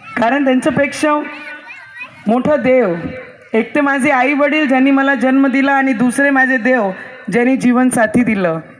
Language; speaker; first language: Marathi; non-native, local second language; Hindi